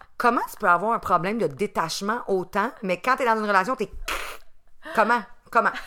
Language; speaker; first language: French; native; French